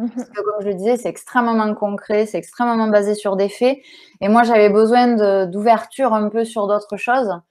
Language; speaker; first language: French; native; French